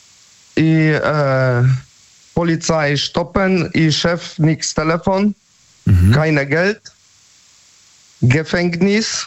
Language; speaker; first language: German; non-native, learner; Polish